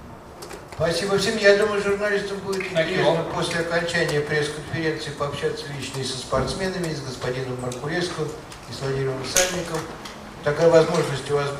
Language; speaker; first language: Russian; native; Russian